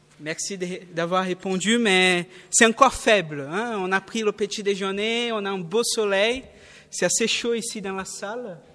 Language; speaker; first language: French; non-native, fluent; Portuguese